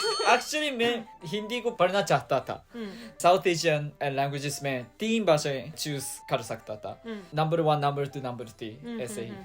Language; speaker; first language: Hindi; non-native, fluent; Japanese